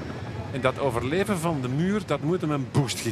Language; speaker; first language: Dutch; native; Dutch